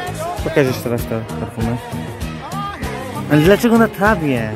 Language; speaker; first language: Polish; native; Polish